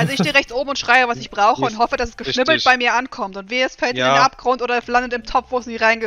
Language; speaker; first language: German; native; German